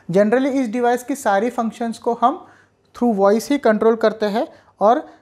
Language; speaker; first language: Hindi; non-native, local second language; Marathi